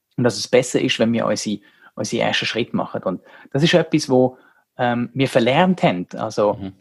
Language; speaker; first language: German; native; German